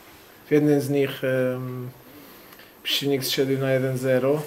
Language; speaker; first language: Polish; non-native, fluent; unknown